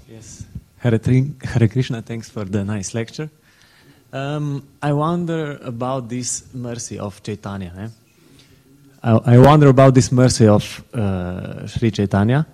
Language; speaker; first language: English; non-native, fluent; Slovenian